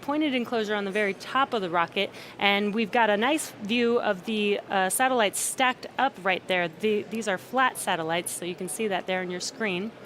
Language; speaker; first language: English; native; English